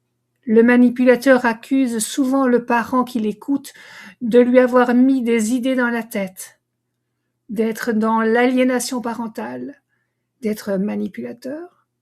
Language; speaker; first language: French; native; French